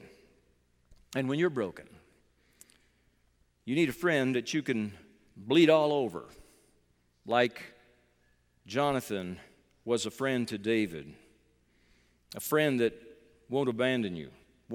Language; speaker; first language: English; native; English